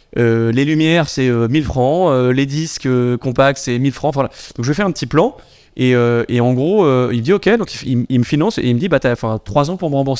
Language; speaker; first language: French; native; French